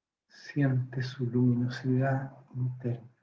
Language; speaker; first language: Spanish; native; Spanish